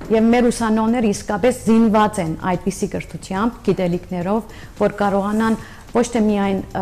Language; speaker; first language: Armenian; early bilingual, heritage; Armenian